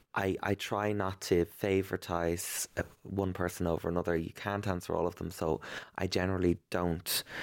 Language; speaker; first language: English; native; English